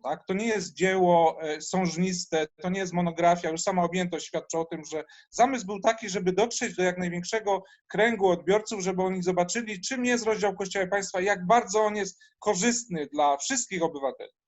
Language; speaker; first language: Polish; native; Polish